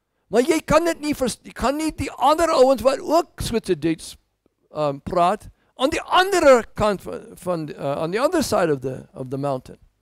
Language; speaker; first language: Dutch; non-native, learner; English